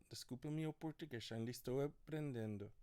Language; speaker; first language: Portuguese; non-native, learner; English